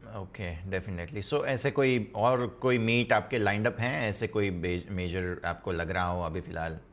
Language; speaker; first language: Hindi; non-native, local second language; Gujarati